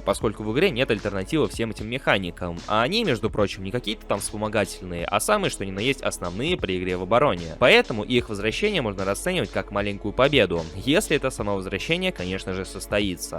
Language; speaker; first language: Russian; native; Russian